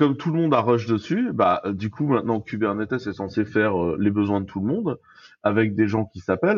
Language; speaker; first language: French; native; French